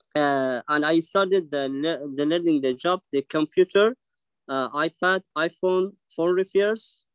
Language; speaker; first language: English; non-native, learner; Persian